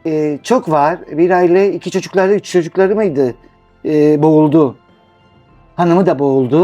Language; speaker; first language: Turkish; non-native, local second language; Greek